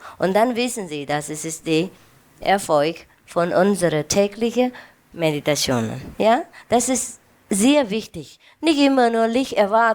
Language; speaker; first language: German; non-native, learner; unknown